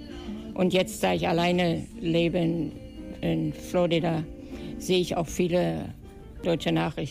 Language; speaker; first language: German; native; German